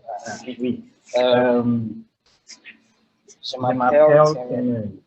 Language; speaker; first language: French; non-native, learner; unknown